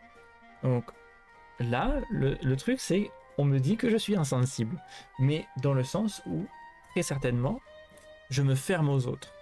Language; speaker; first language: French; native; French